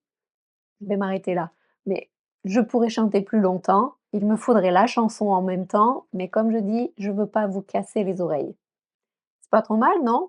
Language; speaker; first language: French; native; French